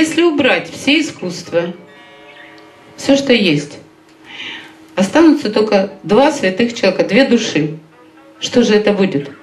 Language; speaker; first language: Russian; native; Russian